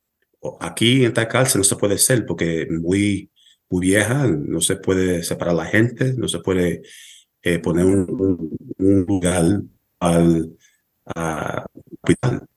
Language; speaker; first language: Spanish; early bilingual, heritage; Spanish